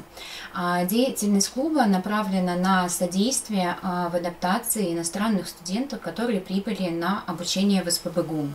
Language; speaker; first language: Russian; native; Russian